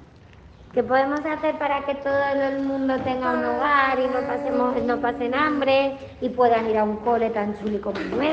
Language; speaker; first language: Spanish; native; Spanish